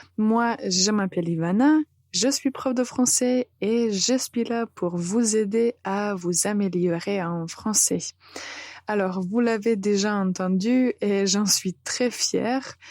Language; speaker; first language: French; non-native, fluent; Serbian